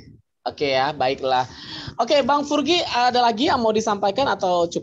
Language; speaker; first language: Indonesian; native; Indonesian